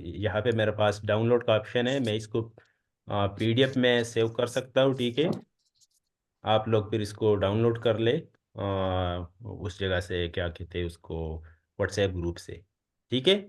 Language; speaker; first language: Hindi; non-native, local second language; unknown